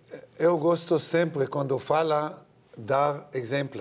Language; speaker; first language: Portuguese; non-native, learner; Hebrew